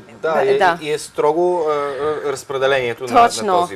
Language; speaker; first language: Bulgarian; native; Bulgarian